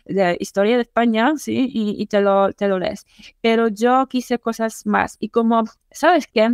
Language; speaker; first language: Spanish; non-native, fluent; Polish